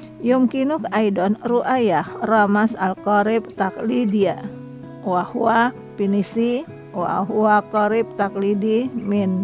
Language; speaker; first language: Arabic; non-native, fluent; Indonesian